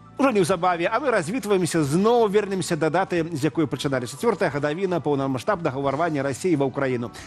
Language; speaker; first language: Belarusian; non-native, local second language; Russian